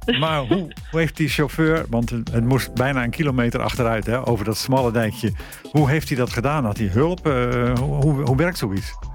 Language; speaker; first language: Dutch; native; Dutch